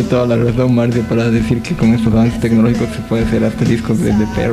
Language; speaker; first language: Spanish; native; Spanish